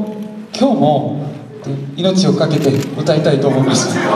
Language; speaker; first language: Japanese; non-native, learner; Korean